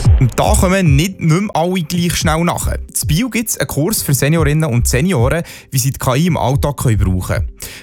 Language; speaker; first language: German; native; German